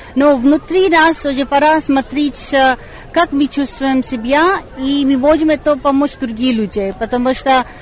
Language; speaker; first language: Russian; non-native, fluent; Hindi